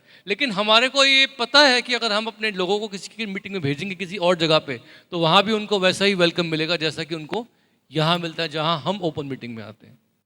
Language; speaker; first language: Hindi; native; Hindi